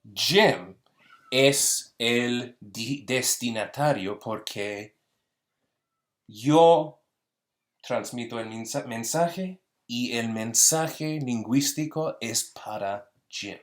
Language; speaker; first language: Spanish; early bilingual, heritage; Spanish